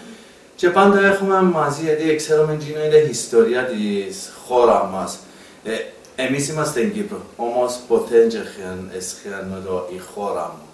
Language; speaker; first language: Greek; non-native, learner; Persian